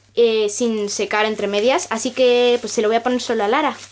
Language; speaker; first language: Spanish; native; Spanish